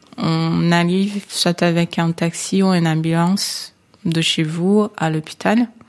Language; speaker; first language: French; non-native, local second language; Kinyarwanda